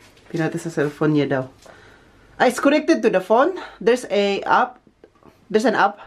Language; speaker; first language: English; non-native, local second language; Filipino